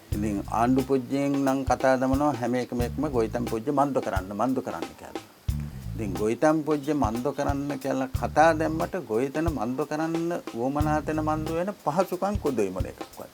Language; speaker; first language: Sinhala; native; Sinhala